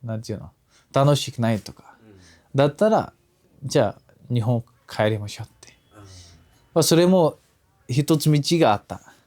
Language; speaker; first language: Japanese; non-native, fluent; Kashmiri